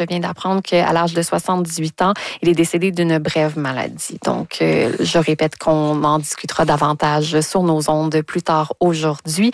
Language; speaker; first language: French; native; French